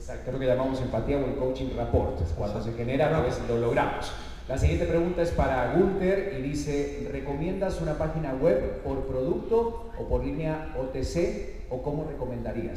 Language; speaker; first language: Spanish; native; Spanish